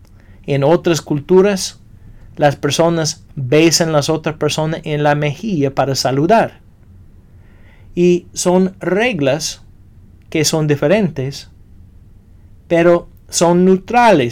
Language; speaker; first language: Spanish; non-native, fluent; English